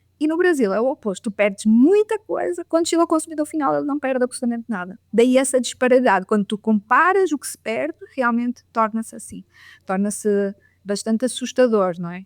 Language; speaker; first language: Portuguese; native; Portuguese